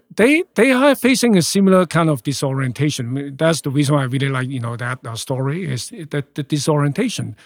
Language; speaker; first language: English; non-native, local second language; Cantonese